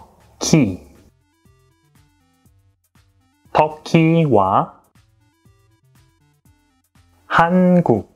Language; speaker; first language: Korean; non-native, fluent; Turkish